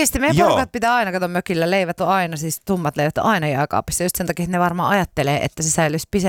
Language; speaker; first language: Finnish; native; Finnish